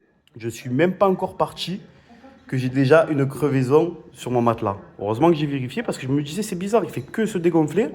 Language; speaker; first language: French; native; French